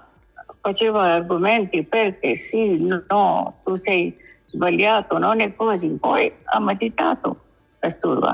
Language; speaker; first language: Italian; non-native, learner; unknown